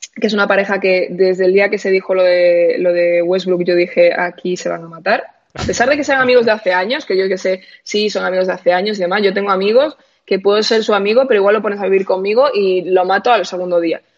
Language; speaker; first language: Spanish; native; Spanish